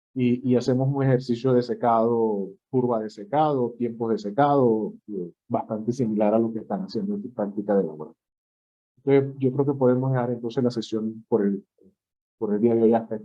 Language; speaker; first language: Spanish; native; Spanish